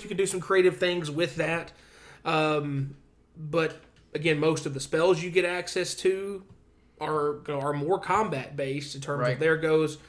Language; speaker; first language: English; native; English